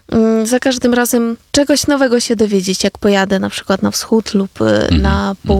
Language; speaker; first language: Polish; non-native, fluent; Ukrainian